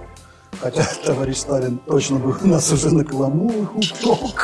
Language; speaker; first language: Russian; native; Russian